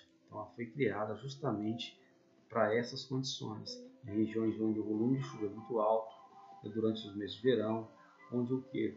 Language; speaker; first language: Portuguese; native; Portuguese